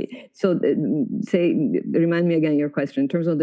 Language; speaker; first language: English; non-native, fluent; Italian